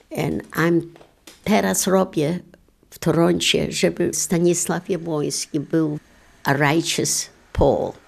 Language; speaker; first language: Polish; non-native, local second language; Yiddish